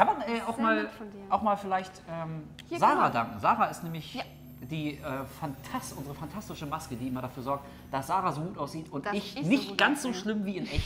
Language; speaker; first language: German; native; German